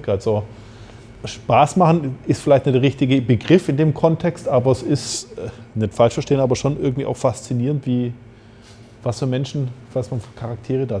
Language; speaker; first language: German; native; German